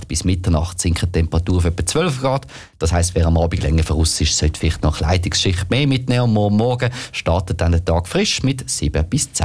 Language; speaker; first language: German; native; German